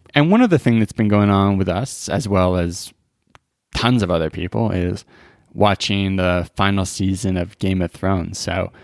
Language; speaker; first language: English; native; English